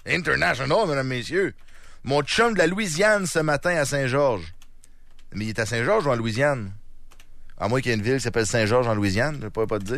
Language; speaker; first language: French; native; French